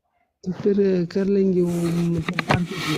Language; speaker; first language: Hindi; non-native, local second language; Pashto